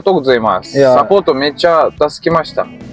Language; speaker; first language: Japanese; non-native, learner; Russian